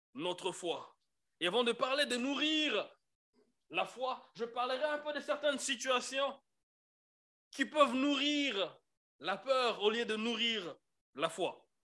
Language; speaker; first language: French; non-native, local second language; Lingala